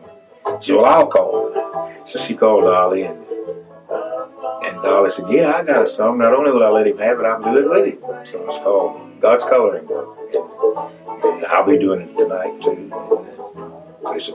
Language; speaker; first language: English; native; English